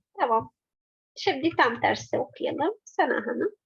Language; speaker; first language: Turkish; non-native, fluent; Arabic